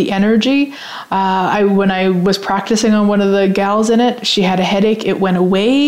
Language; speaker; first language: English; native; English